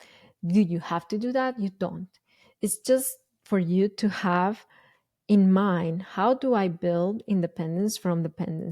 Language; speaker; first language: English; non-native, fluent; Spanish